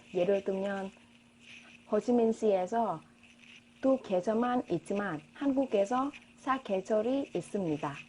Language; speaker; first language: Korean; non-native, learner; Vietnamese